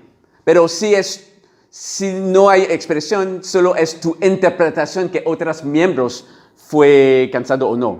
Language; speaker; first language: Spanish; non-native, learner; French